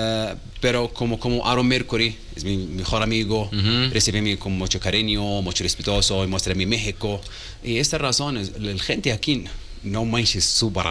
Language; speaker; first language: Spanish; non-native, learner; Arabic